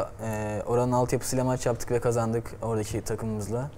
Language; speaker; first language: Turkish; native; Turkish